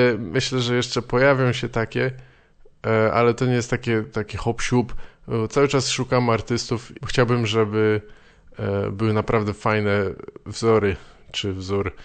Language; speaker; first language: Polish; native; Polish